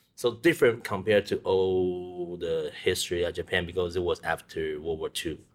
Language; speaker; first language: English; non-native, learner; Chinese